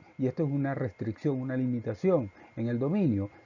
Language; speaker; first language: Spanish; native; Spanish